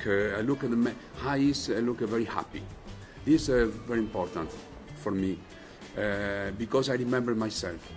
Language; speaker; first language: English; non-native, learner; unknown